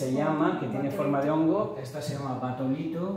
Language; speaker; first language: Spanish; native; Spanish